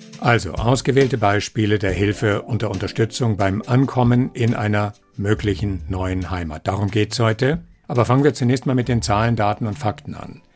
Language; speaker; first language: German; native; German